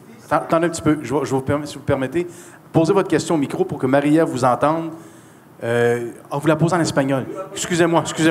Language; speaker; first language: French; native; French